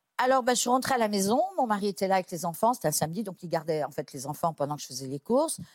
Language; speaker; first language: French; native; French